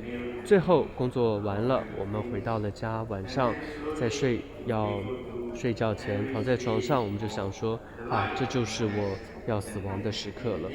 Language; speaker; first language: Chinese; native; Chinese